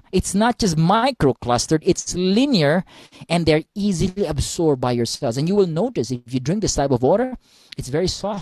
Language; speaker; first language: English; non-native, local second language; Filipino